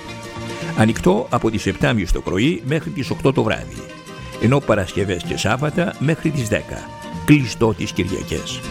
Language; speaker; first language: Greek; native; Greek